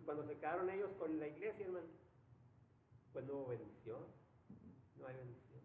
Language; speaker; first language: Spanish; native; Spanish